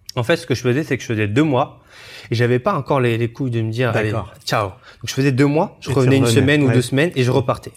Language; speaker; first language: French; early bilingual, other home language; Chinese